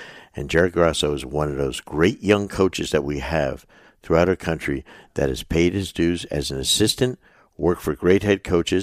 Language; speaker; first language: English; native; English